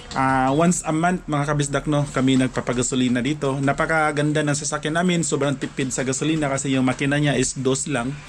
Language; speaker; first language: Filipino; non-native, local second language; Cebuano